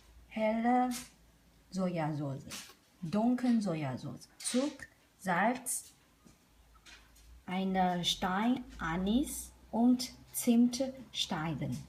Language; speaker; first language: German; non-native, learner; Chinese